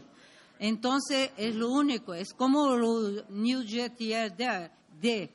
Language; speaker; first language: Spanish; non-native, learner; Portuguese